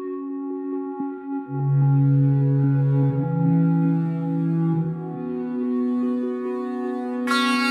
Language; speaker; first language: English; native; English